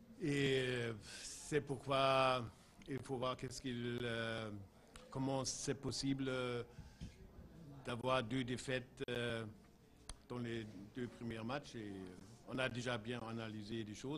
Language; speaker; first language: French; non-native, fluent; German